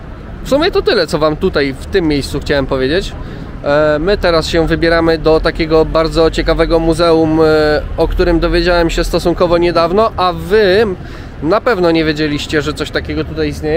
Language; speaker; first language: Polish; native; Polish